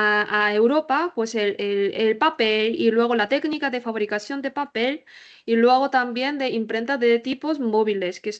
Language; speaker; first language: Spanish; non-native, learner; Korean